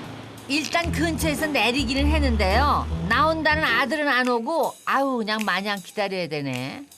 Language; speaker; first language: Korean; native; Korean